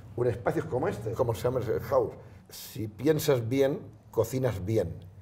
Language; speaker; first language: Spanish; non-native, local second language; Catalan